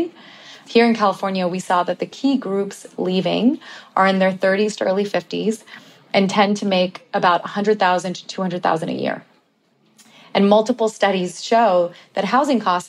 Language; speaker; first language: English; native; English